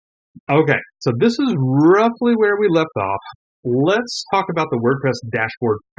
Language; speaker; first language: English; native; English